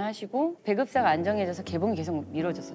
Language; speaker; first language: Korean; native; Korean